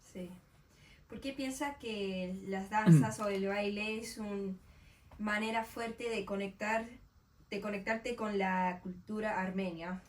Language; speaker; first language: Spanish; non-native, learner; English